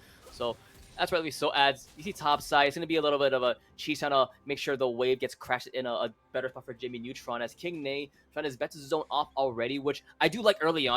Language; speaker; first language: English; native; English